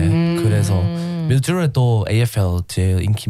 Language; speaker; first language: Korean; non-native, learner; English